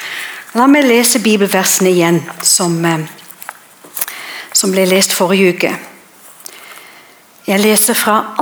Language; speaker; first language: Norwegian; non-native, fluent; English